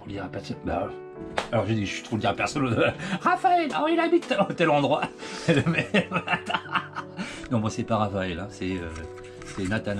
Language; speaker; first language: French; native; French